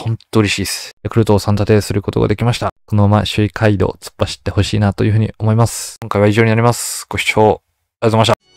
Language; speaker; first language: Japanese; native; Japanese